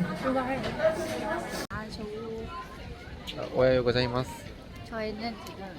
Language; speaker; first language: Korean; non-native, fluent; Japanese